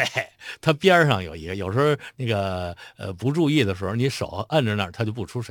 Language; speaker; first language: Chinese; native; Chinese